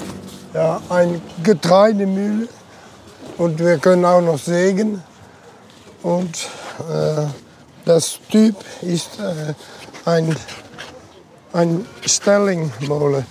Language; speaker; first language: German; non-native, learner; Dutch